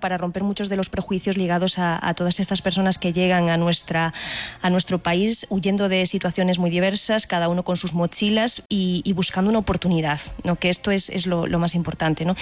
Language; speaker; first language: Spanish; native; Spanish